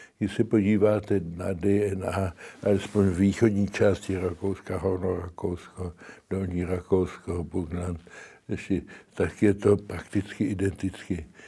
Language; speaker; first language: Czech; early bilingual, heritage; Czech